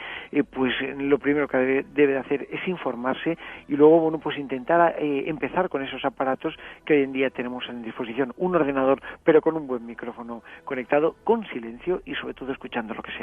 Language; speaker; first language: Spanish; native; Spanish